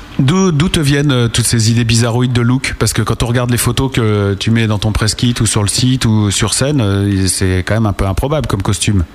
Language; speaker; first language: French; native; French